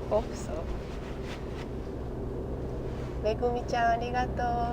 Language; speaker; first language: Japanese; native; Japanese